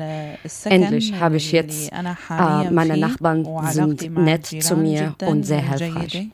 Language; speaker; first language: German; non-native, learner; Arabic